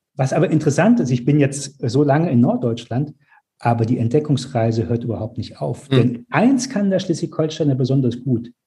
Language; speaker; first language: German; native; German